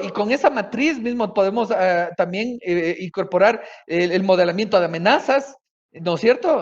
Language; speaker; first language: Spanish; native; Spanish